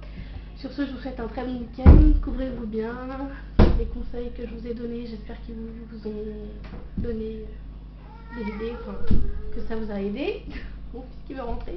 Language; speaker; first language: French; native; French